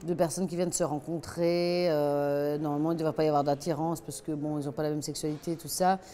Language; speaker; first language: French; native; French